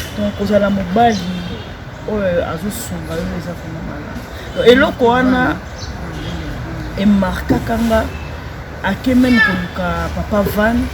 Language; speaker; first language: Lingala; native; Lingala